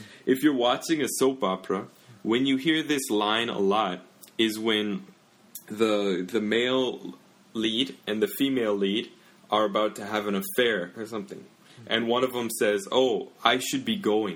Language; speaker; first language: English; native; English